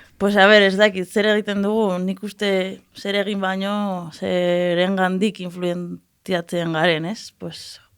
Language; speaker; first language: Basque; non-native, local second language; Spanish